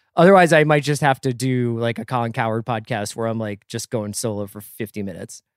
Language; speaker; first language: English; native; English